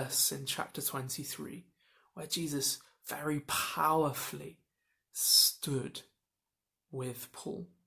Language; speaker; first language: English; native; English